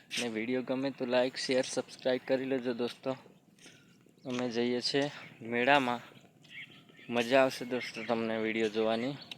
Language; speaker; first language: Gujarati; non-native, local second language; Rathawi